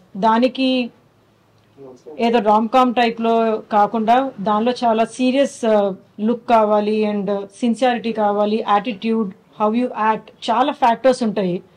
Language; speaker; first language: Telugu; early bilingual, heritage; Telugu